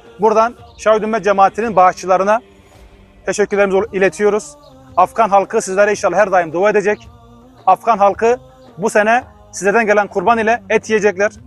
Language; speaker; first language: Turkish; non-native, fluent; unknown